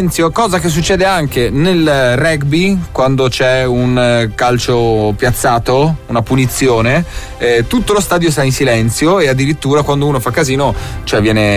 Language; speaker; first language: Italian; native; Italian